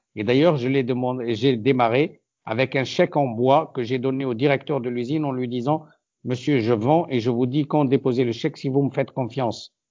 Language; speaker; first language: French; non-native, local second language; Arabic